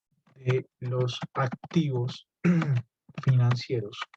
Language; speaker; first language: Spanish; native; Spanish